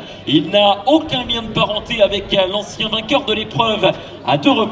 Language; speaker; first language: French; native; French